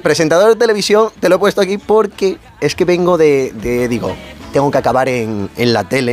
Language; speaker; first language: Spanish; native; Spanish